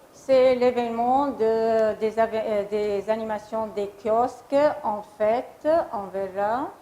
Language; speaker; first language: French; non-native, fluent; Arabic